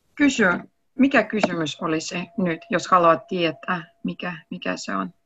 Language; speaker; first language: Finnish; non-native, learner; Russian